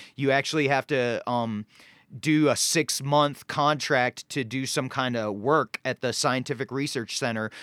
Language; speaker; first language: English; native; English